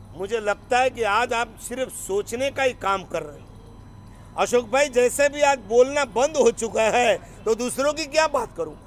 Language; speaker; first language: Hindi; non-native, local second language; Gujarati